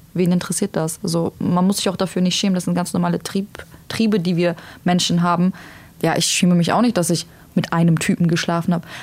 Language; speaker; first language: German; early bilingual, other home language; Turkish